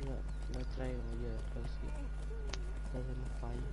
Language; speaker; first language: Spanish; native; Spanish